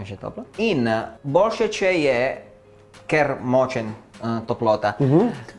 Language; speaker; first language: Slovenian; non-native, learner; Italian